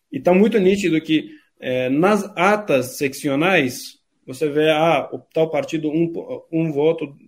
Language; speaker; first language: Portuguese; non-native, fluent; Turkish